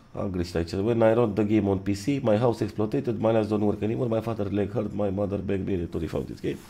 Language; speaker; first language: English; non-native, learner; Romanian